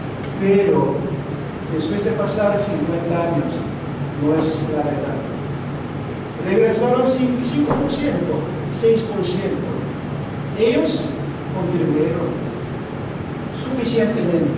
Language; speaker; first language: Spanish; non-native, learner; Korean